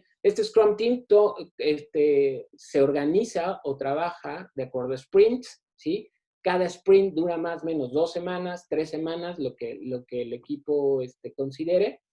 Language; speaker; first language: Spanish; native; Spanish